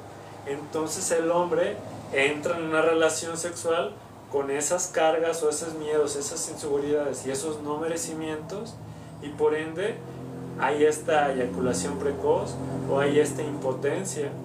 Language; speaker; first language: Spanish; native; Spanish